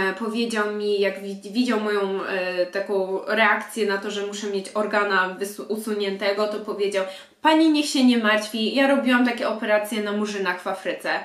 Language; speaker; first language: Polish; early bilingual, heritage; Polish